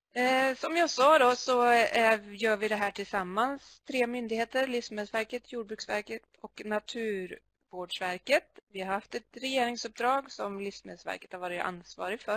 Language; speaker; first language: Swedish; native; Swedish